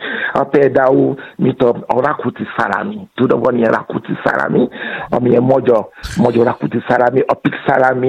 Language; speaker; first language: Hungarian; non-native, fluent; Yoruba